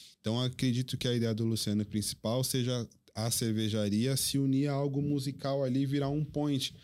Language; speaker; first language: Portuguese; native; Portuguese